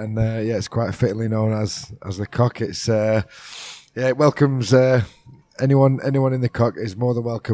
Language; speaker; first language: English; native; English